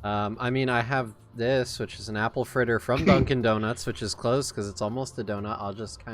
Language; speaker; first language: English; native; English